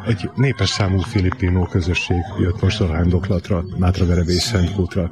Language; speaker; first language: Hungarian; native; Hungarian